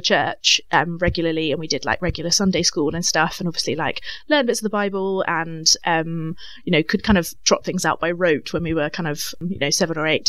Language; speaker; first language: English; native; English